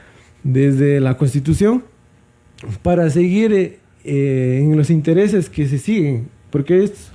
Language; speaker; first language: Spanish; native; Spanish